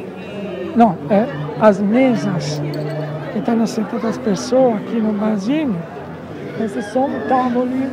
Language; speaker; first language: Portuguese; non-native, learner; Italian